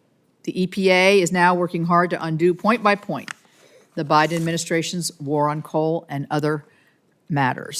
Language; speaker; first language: English; native; English